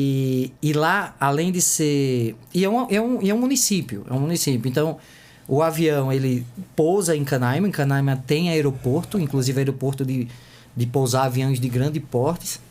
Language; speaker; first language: Portuguese; native; Portuguese